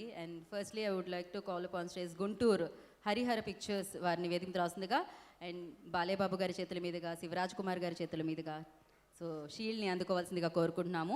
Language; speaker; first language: Telugu; native; Telugu